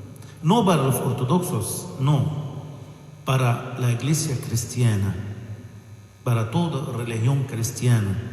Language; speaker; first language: Spanish; non-native, fluent; Arabic